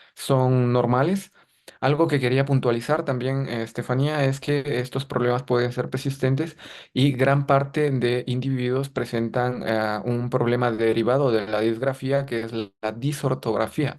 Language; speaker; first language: Spanish; native; Spanish